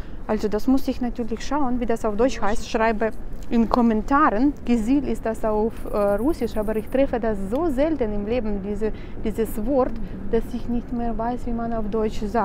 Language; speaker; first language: German; non-native, fluent; Russian